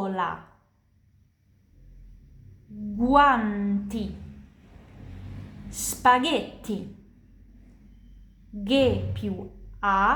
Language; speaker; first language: Italian; non-native, fluent; Indonesian